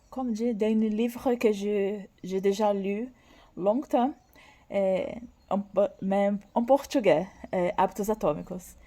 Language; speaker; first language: French; non-native, learner; Portuguese